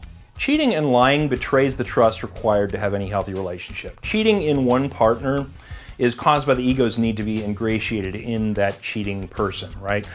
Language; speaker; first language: English; native; English